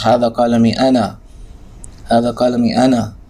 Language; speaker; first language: Arabic; non-native, fluent; English